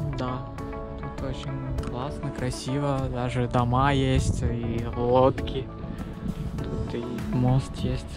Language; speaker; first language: Russian; non-native, learner; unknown